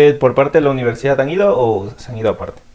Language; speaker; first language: Spanish; native; Spanish